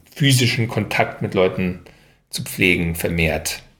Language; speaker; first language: German; native; German